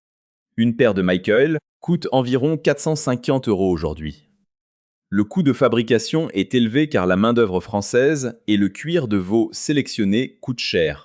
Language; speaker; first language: French; native; French